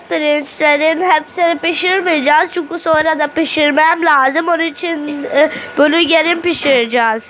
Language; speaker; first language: Turkish; non-native, learner; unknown